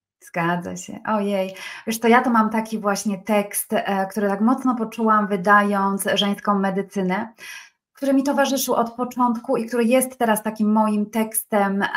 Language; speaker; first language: Polish; native; Polish